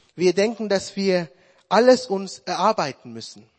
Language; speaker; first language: German; non-native, fluent; Sinhala